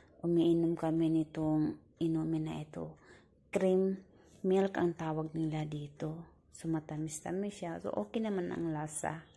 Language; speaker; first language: Filipino; native; Filipino